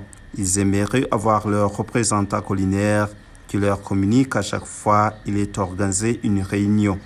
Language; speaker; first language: French; non-native, local second language; Rundi